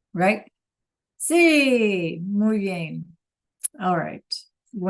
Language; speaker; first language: Spanish; non-native, fluent; English